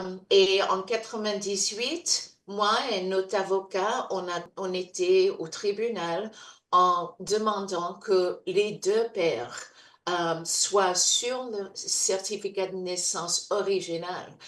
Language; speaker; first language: French; non-native, fluent; English